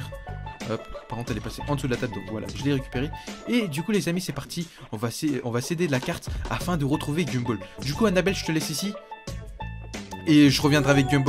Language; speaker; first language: French; native; French